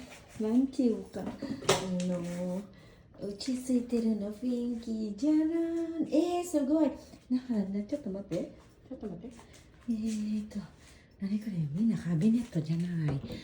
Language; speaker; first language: Japanese; non-native, learner; Filipino